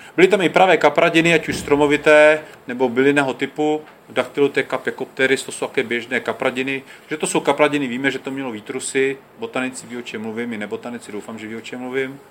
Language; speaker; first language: Czech; native; Czech